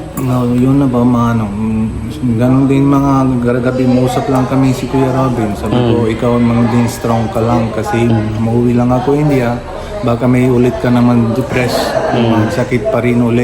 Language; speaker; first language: Filipino; non-native, learner; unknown